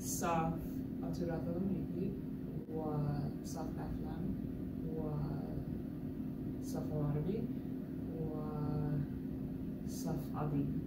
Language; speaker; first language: Arabic; non-native, learner; English